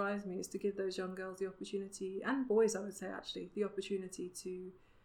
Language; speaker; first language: English; native; English